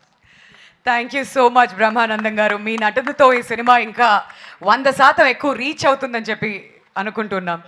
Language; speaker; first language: Telugu; native; Telugu